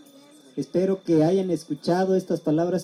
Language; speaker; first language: Spanish; native; Spanish